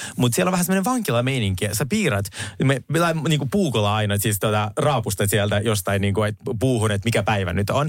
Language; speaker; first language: Finnish; non-native, fluent; Russian